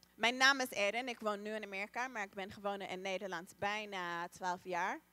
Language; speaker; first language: Dutch; non-native, learner; English